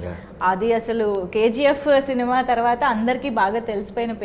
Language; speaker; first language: Telugu; native; Telugu